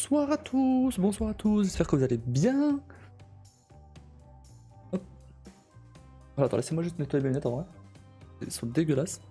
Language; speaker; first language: French; native; French